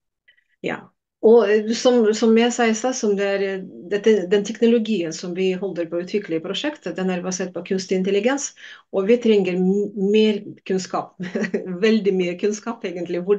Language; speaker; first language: Norwegian; non-native, fluent; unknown